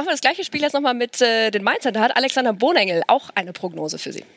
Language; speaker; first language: German; native; German